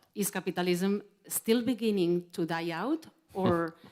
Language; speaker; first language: English; non-native, fluent; Catalan